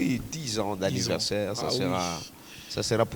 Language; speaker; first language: French; non-native, local second language; Swahili